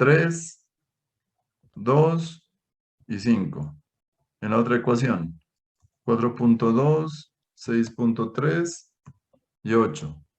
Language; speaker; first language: Spanish; native; Spanish